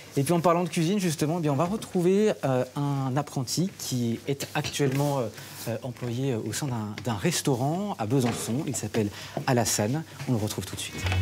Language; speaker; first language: French; native; French